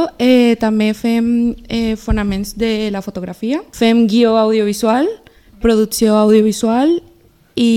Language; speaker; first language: Catalan; early bilingual, other home language; Spanish